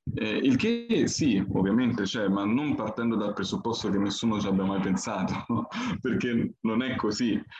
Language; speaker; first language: Italian; early bilingual, other home language; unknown